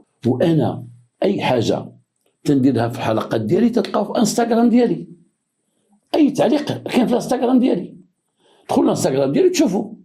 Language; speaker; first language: Arabic; native; Arabic